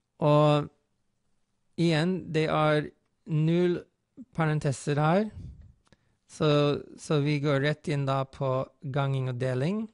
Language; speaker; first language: Norwegian; non-native, fluent; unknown